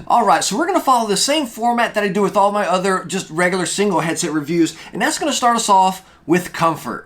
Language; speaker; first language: English; native; English